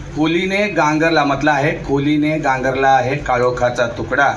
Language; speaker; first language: Marathi; non-native, local second language; Konkani